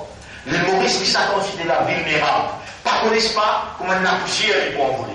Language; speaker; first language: French; non-native, local second language; Morisyen